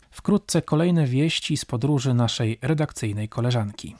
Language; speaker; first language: Polish; native; Polish